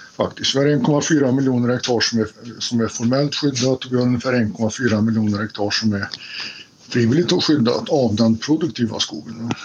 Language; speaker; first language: Swedish; native; Swedish